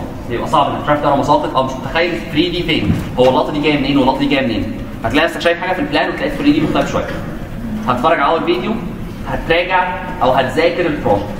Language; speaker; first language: Arabic; native; Arabic